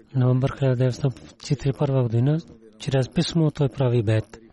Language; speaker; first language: Bulgarian; non-native, learner; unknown